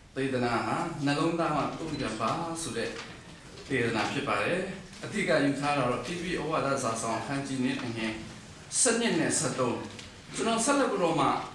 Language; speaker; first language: Burmese; non-native, local second language; Kachin